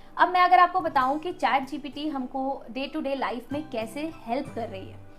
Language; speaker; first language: Hindi; native; Hindi